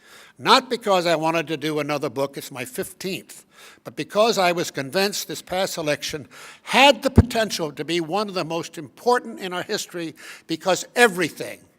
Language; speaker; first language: English; native; English